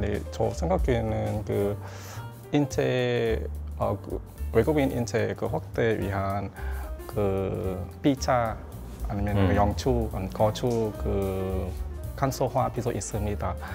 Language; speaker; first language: Korean; non-native, learner; Vietnamese